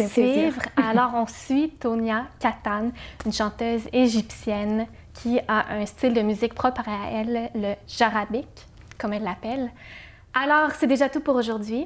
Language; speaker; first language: French; native; French